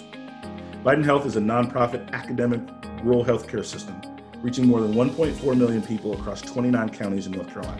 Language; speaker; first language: English; native; English